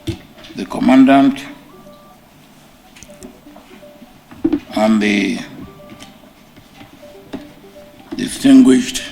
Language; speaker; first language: English; non-native, local second language; Yoruba